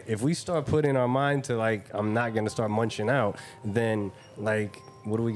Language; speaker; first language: English; native; English